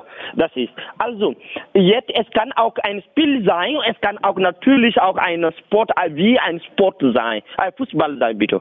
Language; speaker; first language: German; non-native, learner; Bambara